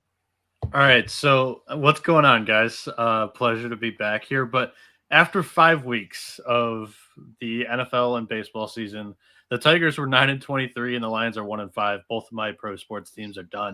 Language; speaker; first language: English; native; English